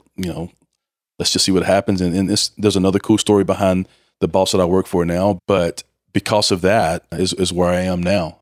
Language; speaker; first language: English; native; English